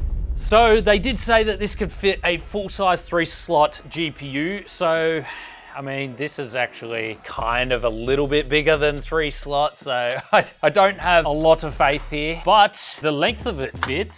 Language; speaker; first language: English; native; English